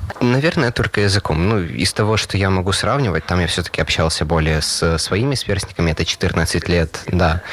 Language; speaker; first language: Russian; native; Russian